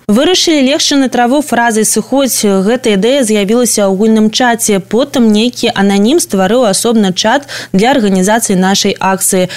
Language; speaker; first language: Belarusian; non-native, local second language; Russian